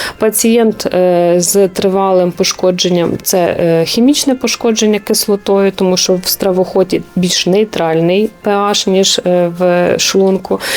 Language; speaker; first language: Ukrainian; native; Ukrainian